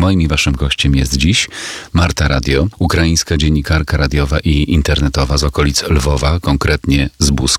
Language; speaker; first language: Polish; native; Polish